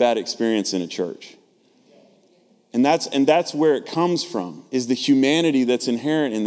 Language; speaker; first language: English; native; English